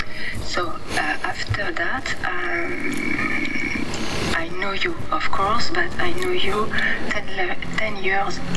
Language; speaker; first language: English; non-native, fluent; French